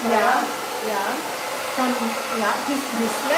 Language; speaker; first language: Dutch; non-native, fluent; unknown